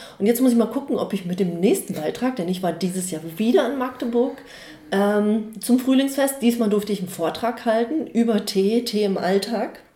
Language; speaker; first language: German; early bilingual, other home language; Chinese